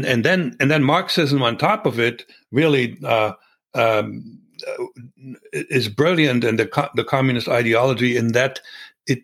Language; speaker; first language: English; non-native, fluent; German